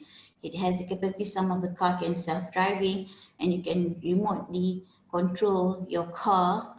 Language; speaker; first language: English; non-native, local second language; Malay